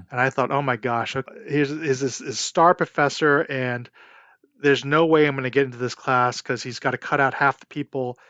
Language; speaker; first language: English; early bilingual, other home language; Chinese